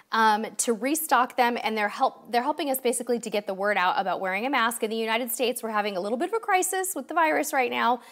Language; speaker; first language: English; native; English